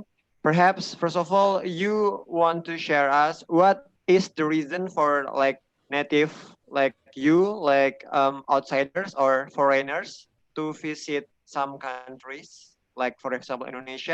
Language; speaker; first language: English; non-native, fluent; Indonesian